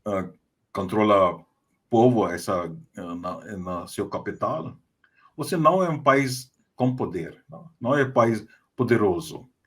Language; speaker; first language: Portuguese; non-native, fluent; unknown